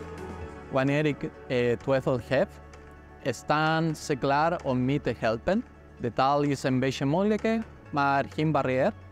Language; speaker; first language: Dutch; non-native, learner; Spanish